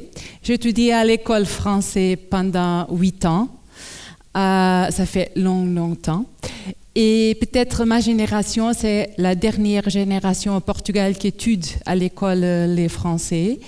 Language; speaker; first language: French; non-native, learner; Portuguese